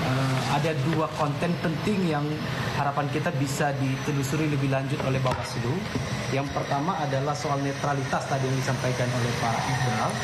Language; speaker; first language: Indonesian; native; Indonesian